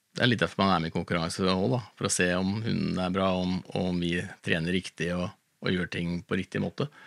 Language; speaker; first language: Norwegian; native; Norwegian